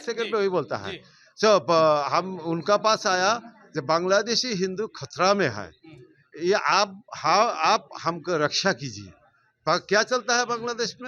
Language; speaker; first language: Hindi; non-native, fluent; Bangla